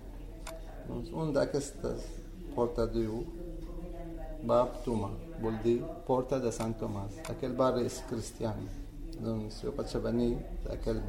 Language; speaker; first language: Catalan; non-native, learner; Arabic